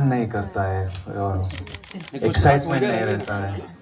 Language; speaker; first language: Hindi; non-native, local second language; Telugu